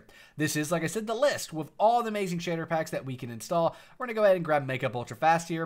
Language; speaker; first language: English; native; English